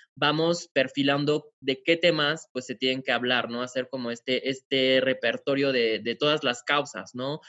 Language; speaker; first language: Spanish; non-native, fluent; French